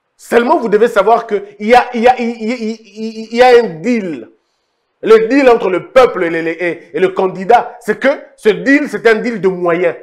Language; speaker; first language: French; non-native, local second language; Lingala